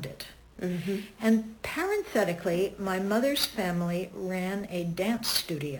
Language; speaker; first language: English; native; English